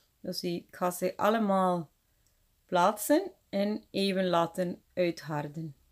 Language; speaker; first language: Dutch; non-native, fluent; Spanish